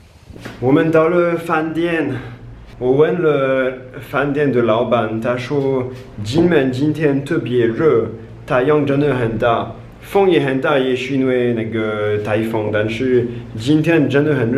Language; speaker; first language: Chinese; non-native, fluent; French